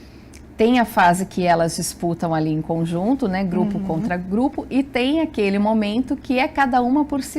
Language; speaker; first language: Portuguese; native; Portuguese